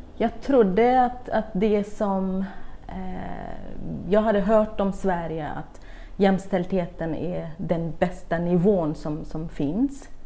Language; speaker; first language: Swedish; non-native, fluent; Kurdish